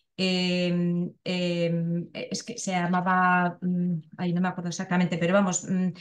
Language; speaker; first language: Spanish; native; Spanish